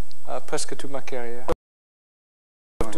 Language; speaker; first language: French; non-native, fluent; English